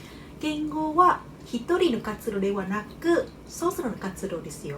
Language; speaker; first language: Japanese; non-native, fluent; Vietnamese